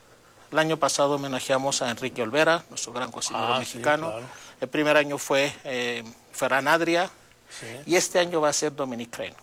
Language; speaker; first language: Spanish; native; Spanish